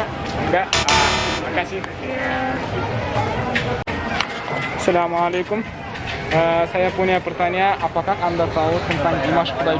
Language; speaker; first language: Indonesian; non-native, learner; Kazakh